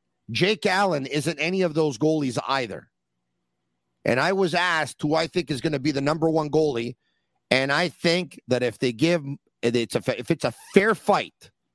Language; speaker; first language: English; early bilingual, other home language; Italian